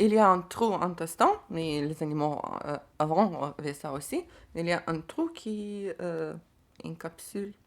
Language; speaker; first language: French; non-native, learner; Lithuanian